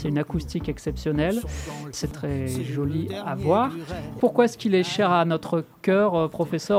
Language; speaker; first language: French; native; French